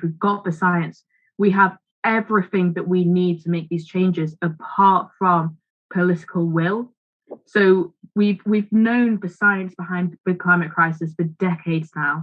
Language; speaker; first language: English; native; English